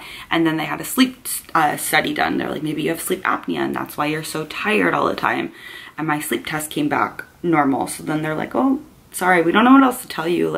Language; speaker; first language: English; native; English